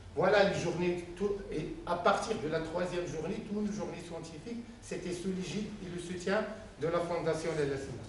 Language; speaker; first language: French; non-native, local second language; Arabic